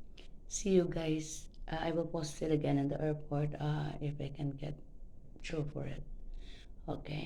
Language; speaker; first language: English; non-native, local second language; Filipino